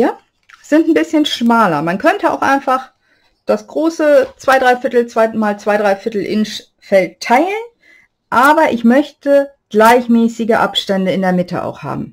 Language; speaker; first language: German; native; German